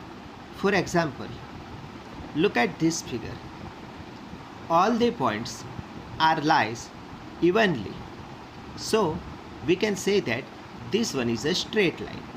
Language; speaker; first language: English; non-native, local second language; Gujarati